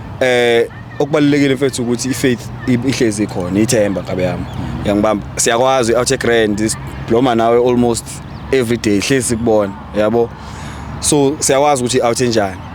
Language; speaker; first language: Zulu; native; Zulu